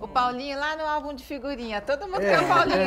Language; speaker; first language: Portuguese; native; Portuguese